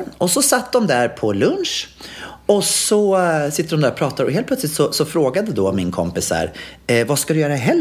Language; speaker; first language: Swedish; native; Swedish